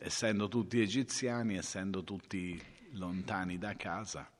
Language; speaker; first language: Italian; native; Italian